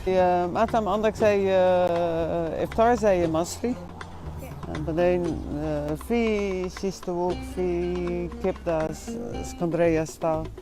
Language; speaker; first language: Arabic; non-native, learner; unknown